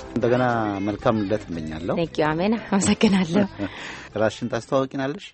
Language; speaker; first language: Amharic; native; Amharic